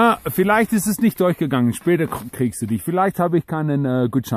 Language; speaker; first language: German; non-native, fluent; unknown